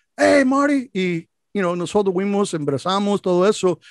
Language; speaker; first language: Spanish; non-native, learner; English